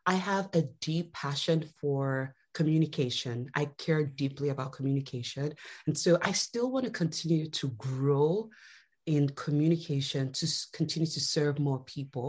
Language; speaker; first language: English; non-native, local second language; Yoruba